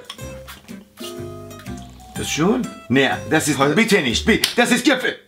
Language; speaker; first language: German; non-native, learner; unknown